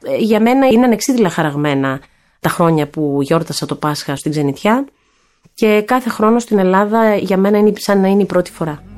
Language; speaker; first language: Greek; early bilingual, heritage; Greek